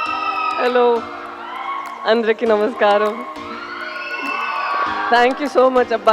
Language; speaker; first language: Telugu; non-native, fluent; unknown